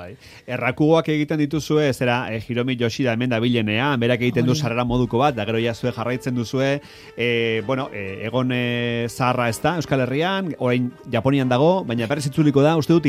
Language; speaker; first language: Basque; native; Basque